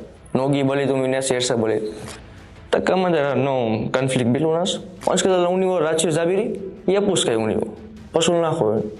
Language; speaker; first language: Russian; non-native, learner; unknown